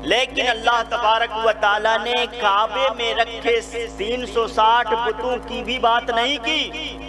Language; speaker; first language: Urdu; native; Urdu